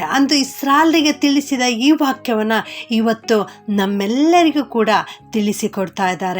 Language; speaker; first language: Kannada; native; Kannada